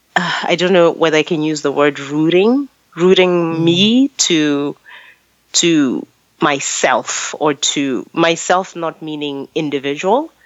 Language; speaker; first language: English; non-native, local second language; Tswana